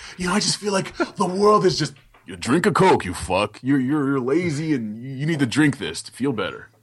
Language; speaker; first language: English; early bilingual, other home language; Haitian Creole